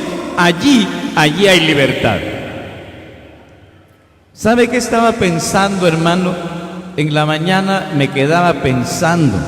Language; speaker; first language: Spanish; native; Spanish